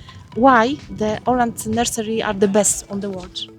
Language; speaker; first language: English; non-native, learner; Polish